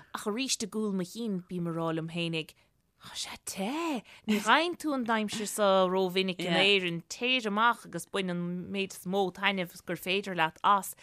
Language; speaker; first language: Irish; native; Irish